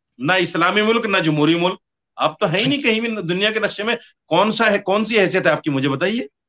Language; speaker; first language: Hindi; native; Hindi